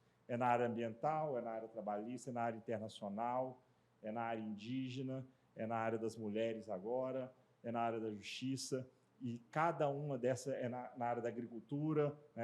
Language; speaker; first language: Portuguese; native; Portuguese